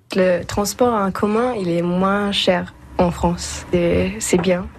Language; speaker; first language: French; non-native, fluent; German